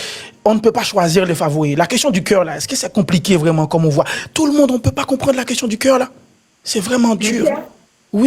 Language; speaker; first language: French; non-native, local second language; Haitian Creole